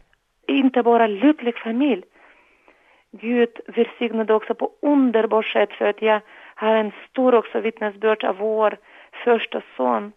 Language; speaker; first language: Swedish; non-native, learner; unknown